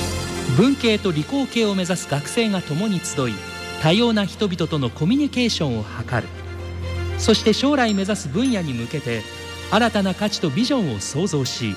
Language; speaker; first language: Japanese; native; Japanese